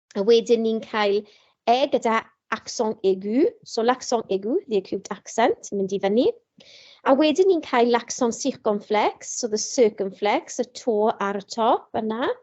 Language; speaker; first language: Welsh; non-native, local second language; English